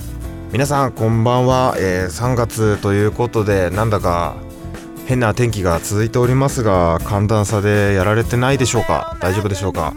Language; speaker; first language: Japanese; native; Japanese